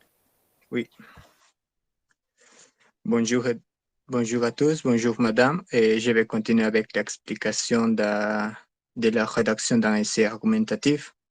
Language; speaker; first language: French; non-native, learner; Spanish